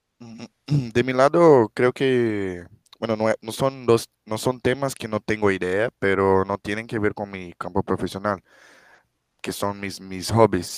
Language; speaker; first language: Spanish; non-native, fluent; Portuguese